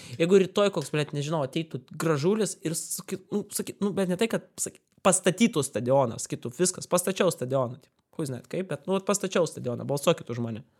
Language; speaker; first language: Lithuanian; non-native, local second language; Russian